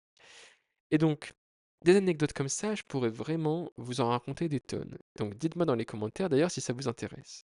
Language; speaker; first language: French; native; French